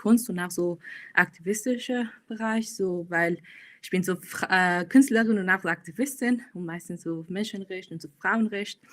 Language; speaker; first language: German; non-native, fluent; Persian